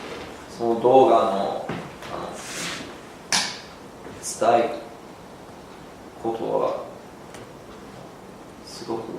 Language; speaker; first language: Japanese; non-native, learner; English